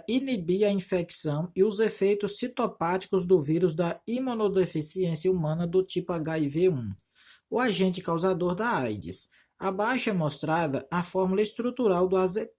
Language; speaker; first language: Portuguese; native; Portuguese